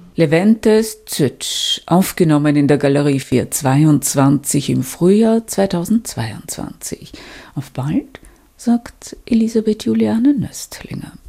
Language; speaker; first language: German; native; German